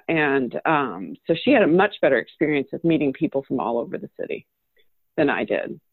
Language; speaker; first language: English; native; English